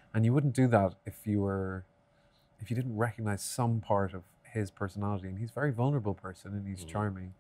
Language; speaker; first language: English; native; English